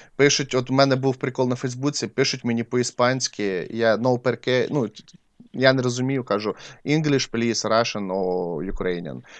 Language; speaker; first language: Ukrainian; non-native, local second language; Russian